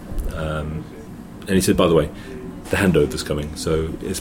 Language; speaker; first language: English; native; English